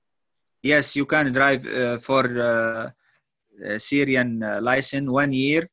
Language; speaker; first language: English; non-native, learner; Arabic